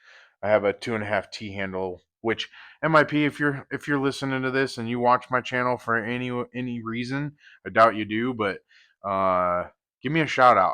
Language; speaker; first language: English; native; English